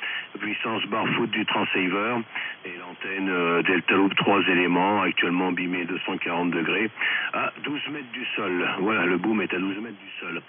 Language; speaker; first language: French; native; French